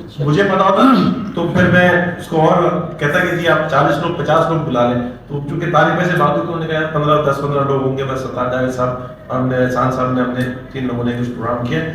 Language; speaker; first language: Urdu; native; Urdu